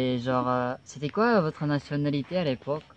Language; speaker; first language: French; non-native, learner; Indonesian